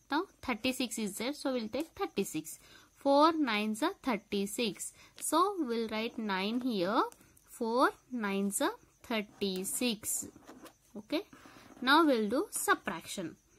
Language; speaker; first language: English; non-native, local second language; Telugu